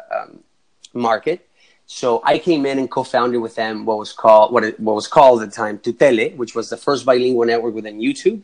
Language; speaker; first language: English; non-native, fluent; Spanish